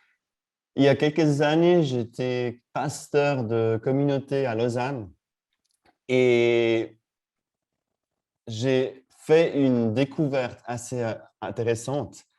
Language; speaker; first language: French; native; French